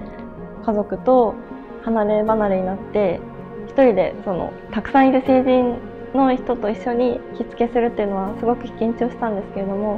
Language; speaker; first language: Japanese; native; Japanese